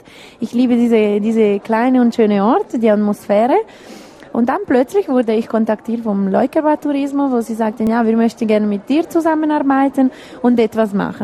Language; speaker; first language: German; non-native, local second language; Italian